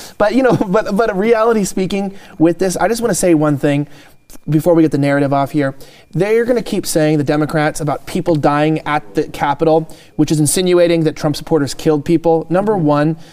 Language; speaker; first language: English; native; English